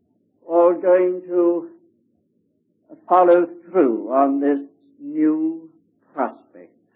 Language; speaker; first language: English; native; English